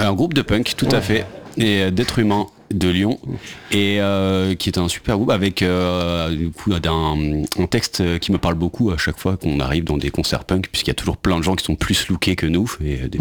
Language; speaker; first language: French; native; French